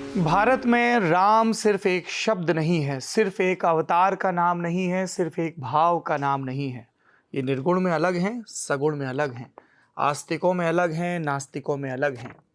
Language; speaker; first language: Hindi; native; Hindi